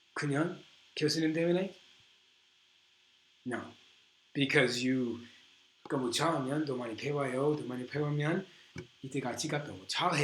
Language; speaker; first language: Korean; non-native, learner; English